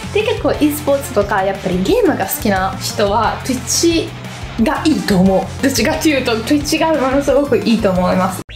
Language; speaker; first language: Japanese; non-native, fluent; Italian